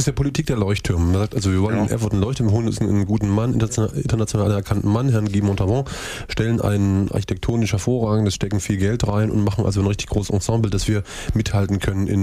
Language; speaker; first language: German; native; German